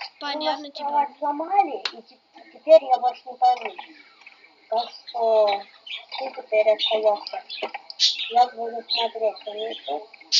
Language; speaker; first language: Russian; native; Russian